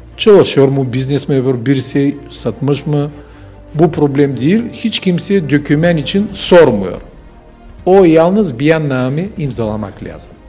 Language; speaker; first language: Turkish; non-native, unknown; Bulgarian